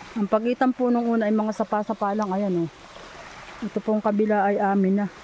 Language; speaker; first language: Filipino; native; Filipino